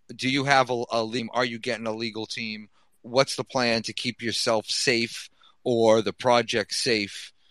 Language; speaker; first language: English; native; English